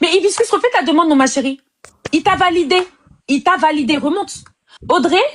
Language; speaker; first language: French; native; French